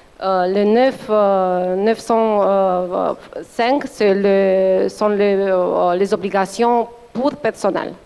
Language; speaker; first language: French; non-native, fluent; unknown